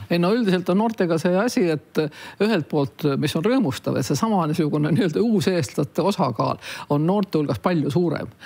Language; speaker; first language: Estonian; native; Estonian